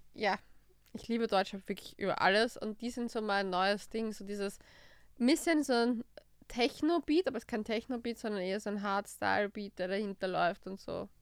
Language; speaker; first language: German; early bilingual, other home language; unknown